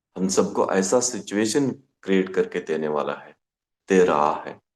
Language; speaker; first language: Hindi; non-native, local second language; Kannada